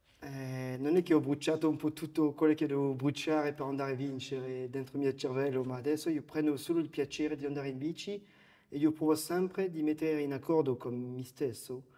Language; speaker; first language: Italian; non-native, fluent; French